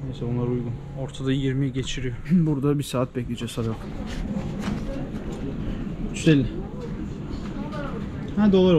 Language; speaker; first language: Turkish; native; Turkish